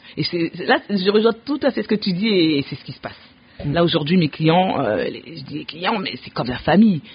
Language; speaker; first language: French; early bilingual, other home language; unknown